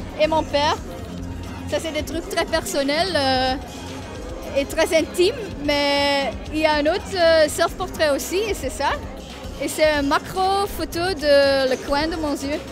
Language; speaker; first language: French; non-native, local second language; Dutch